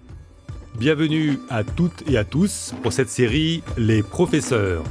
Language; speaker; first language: French; native; French